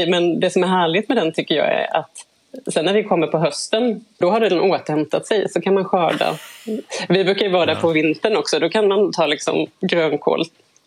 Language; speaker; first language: Swedish; native; Swedish